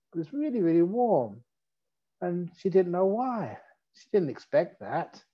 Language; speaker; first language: English; native; English